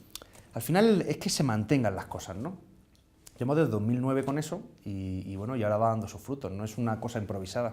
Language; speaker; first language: Spanish; native; Spanish